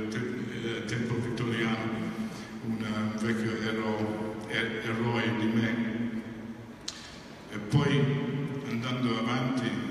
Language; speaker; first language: Italian; non-native, fluent; English